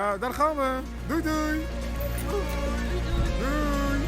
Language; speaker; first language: Dutch; non-native, learner; French